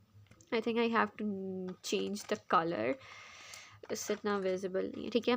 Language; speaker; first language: Hindi; native; Hindi